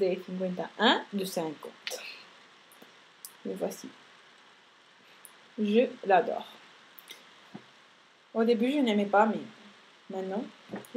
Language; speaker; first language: French; non-native, fluent; Spanish